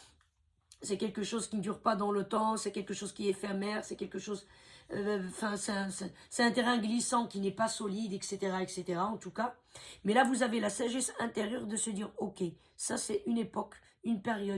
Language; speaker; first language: French; native; French